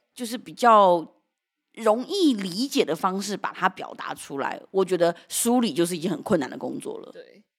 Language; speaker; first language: Chinese; early bilingual, heritage; Chinese